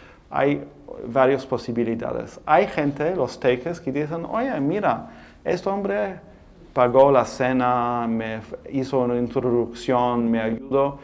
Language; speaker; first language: Spanish; non-native, fluent; English